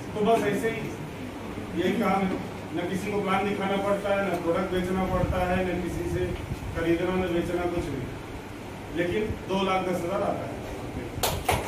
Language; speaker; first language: Hindi; native; Hindi